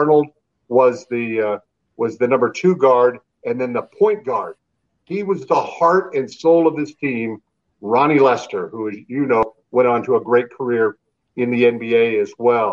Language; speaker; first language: English; native; English